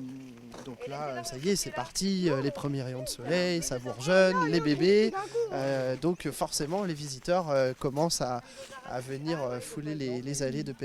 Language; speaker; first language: French; native; French